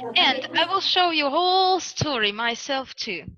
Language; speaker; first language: English; non-native, fluent; Russian